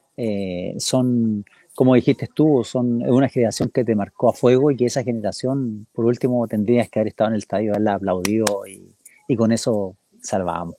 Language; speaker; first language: Spanish; native; Spanish